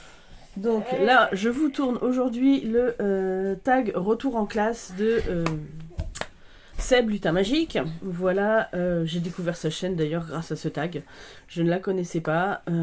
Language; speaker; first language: French; native; French